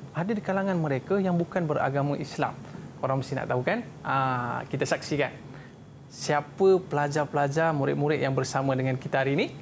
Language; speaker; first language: Malay; native; Malay